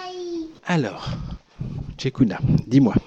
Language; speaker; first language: French; native; French